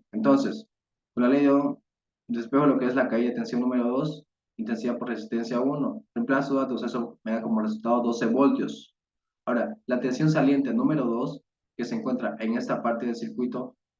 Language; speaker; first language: Spanish; native; Spanish